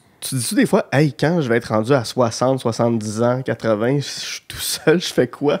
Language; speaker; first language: French; native; French